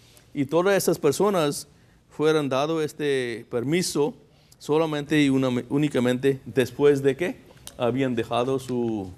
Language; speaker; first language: Spanish; non-native, fluent; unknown